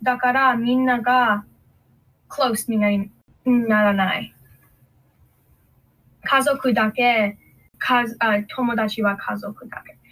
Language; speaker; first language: Japanese; non-native, learner; English